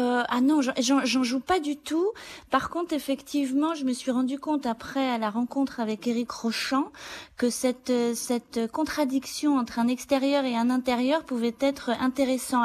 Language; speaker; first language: French; native; French